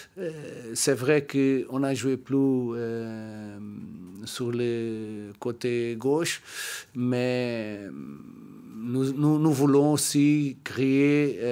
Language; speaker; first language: French; non-native, learner; Portuguese